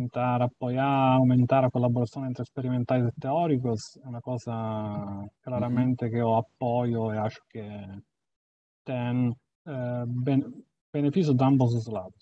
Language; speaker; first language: Portuguese; non-native, fluent; Italian